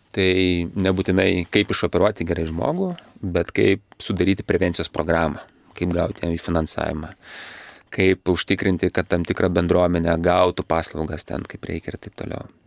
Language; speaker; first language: Lithuanian; native; Lithuanian